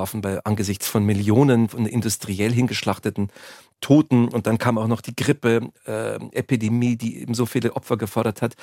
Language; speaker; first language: German; native; German